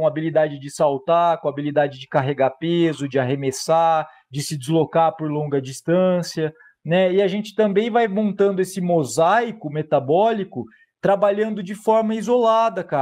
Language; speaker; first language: Portuguese; native; Portuguese